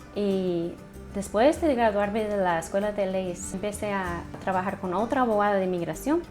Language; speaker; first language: Spanish; non-native, fluent; English